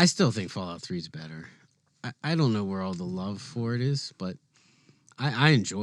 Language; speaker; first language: English; native; English